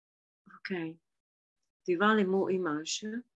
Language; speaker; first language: French; non-native, fluent; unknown